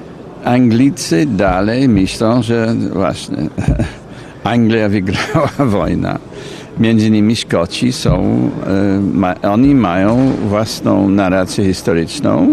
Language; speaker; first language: Polish; non-native, fluent; English